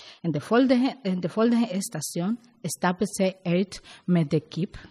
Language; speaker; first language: Dutch; non-native, learner; Spanish